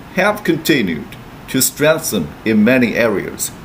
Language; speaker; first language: English; non-native, fluent; Chinese